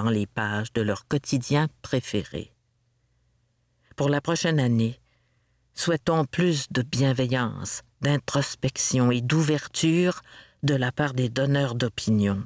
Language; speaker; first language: French; native; French